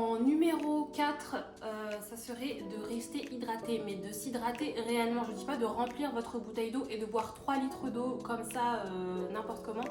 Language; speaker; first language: French; native; French